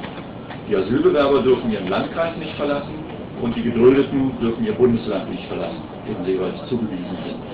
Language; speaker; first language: German; native; German